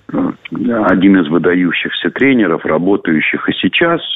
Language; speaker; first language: Russian; native; Russian